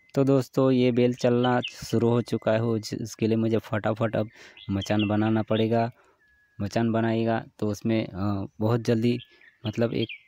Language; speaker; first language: Hindi; non-native, local second language; Gujarati